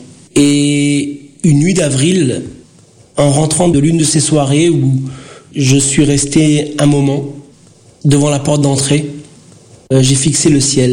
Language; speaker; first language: French; early bilingual, other home language; Portuguese